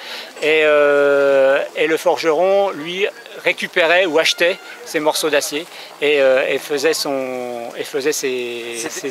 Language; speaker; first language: French; native; French